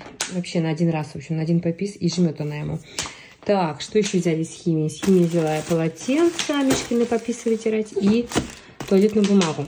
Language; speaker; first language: Russian; native; Russian